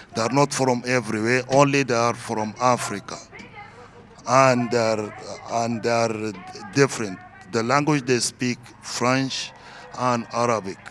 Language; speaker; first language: English; non-native, learner; Arabic